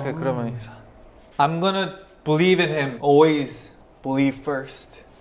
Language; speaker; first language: English; early bilingual, other home language; Korean